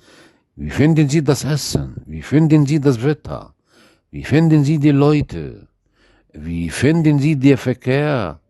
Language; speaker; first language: German; non-native, fluent; Arabic